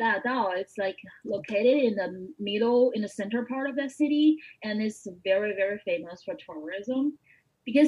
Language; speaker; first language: English; non-native, fluent; Chinese